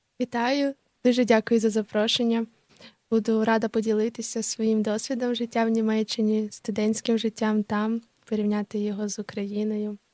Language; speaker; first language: Ukrainian; native; Ukrainian